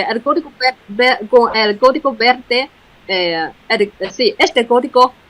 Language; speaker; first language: Spanish; non-native, fluent; Chinese